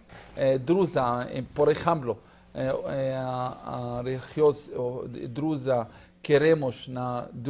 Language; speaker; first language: Spanish; non-native, learner; Hebrew